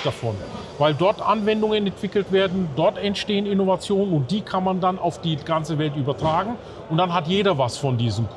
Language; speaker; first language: German; native; German